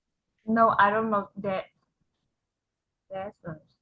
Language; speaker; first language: English; non-native, learner; Vietnamese